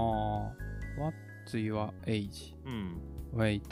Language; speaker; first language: English; non-native, learner; Japanese